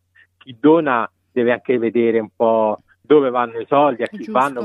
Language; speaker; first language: Italian; native; Italian